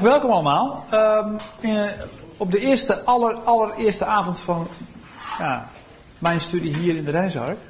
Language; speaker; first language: Dutch; native; Dutch